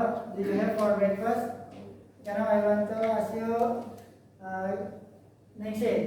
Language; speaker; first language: English; non-native, fluent; Indonesian